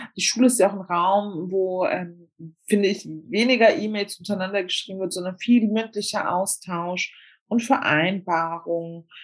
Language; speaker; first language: German; early bilingual, other home language; Turkish